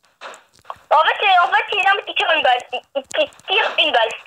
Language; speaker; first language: French; native; French